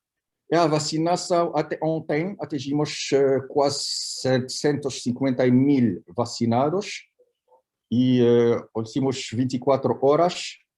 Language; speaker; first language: Portuguese; non-native, fluent; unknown